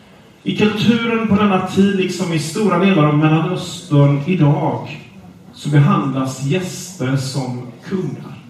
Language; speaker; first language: Swedish; non-native, fluent; English